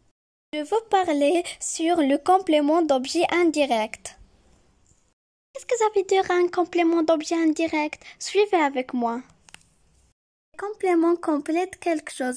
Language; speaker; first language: French; non-native, local second language; Arabic